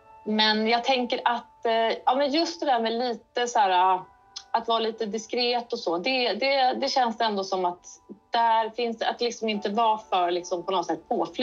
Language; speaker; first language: Swedish; native; Swedish